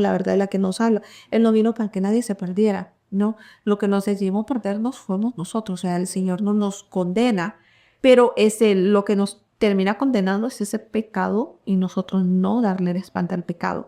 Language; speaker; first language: Spanish; early bilingual, heritage; Spanish